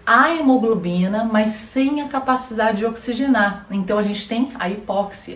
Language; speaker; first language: Portuguese; native; Portuguese